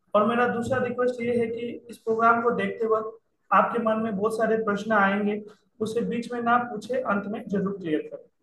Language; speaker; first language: Hindi; non-native, local second language; Nepali